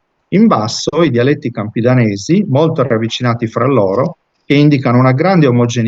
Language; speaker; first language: Italian; native; Italian